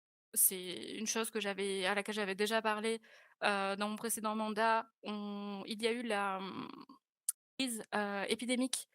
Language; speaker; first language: French; native; French